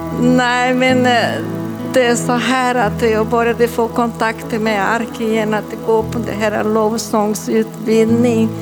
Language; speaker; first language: Swedish; non-native, fluent; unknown